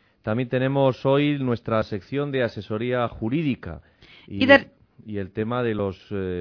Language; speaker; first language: Spanish; native; Spanish